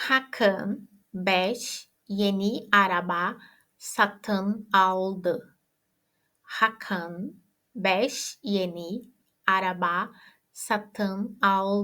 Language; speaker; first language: Turkish; non-native, fluent; Portuguese